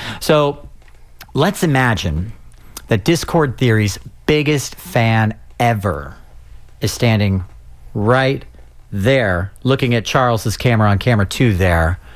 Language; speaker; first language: English; native; English